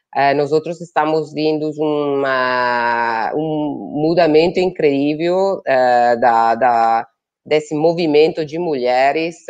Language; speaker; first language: Portuguese; non-native, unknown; Italian